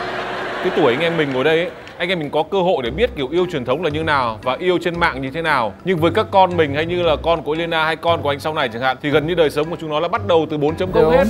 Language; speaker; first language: Vietnamese; native; Vietnamese